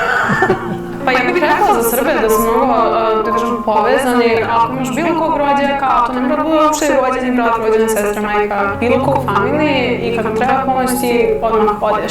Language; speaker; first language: Serbian; non-native, fluent; English